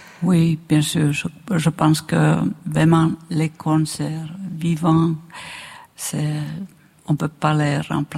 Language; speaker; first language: French; non-native, fluent; Finnish